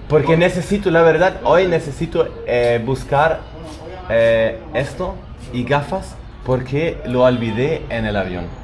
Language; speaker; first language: Spanish; non-native, fluent; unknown